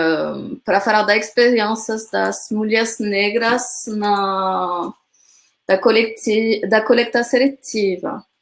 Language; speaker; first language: Portuguese; non-native, fluent; French